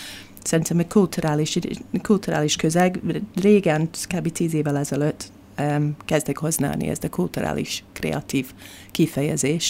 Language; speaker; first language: Hungarian; non-native, fluent; English